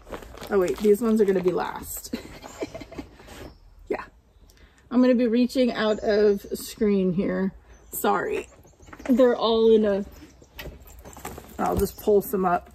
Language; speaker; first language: English; native; English